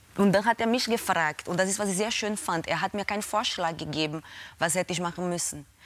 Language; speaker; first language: German; non-native, fluent; Portuguese